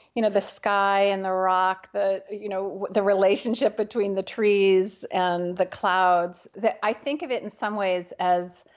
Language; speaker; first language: English; native; English